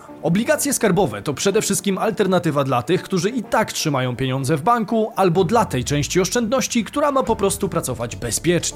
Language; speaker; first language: Polish; native; Polish